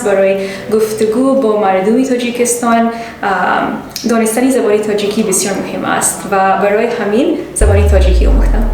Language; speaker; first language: Persian; non-native, learner; English